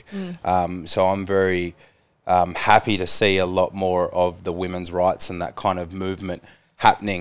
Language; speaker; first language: English; native; English